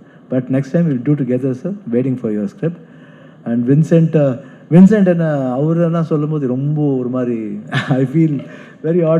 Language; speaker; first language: Tamil; non-native, fluent; Kannada